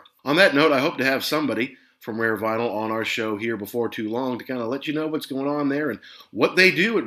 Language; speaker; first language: English; native; English